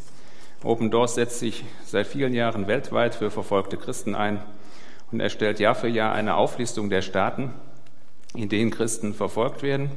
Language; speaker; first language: German; native; German